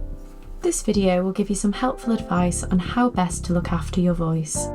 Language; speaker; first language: English; native; English